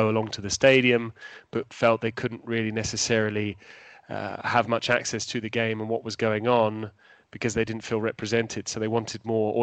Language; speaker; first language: English; native; English